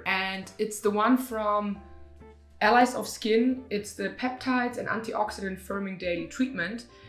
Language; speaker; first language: English; non-native, fluent; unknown